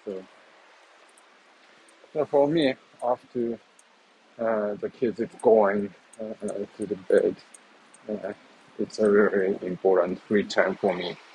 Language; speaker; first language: English; non-native, learner; Japanese